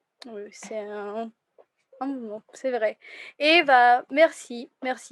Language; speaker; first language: French; non-native, fluent; Spanish